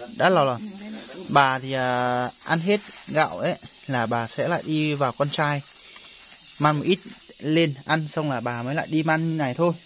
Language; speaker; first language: Vietnamese; non-native, local second language; Hmong